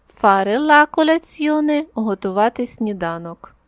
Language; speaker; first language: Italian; non-native, fluent; Ukrainian